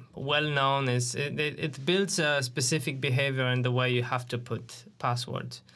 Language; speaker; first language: English; non-native, fluent; Romanian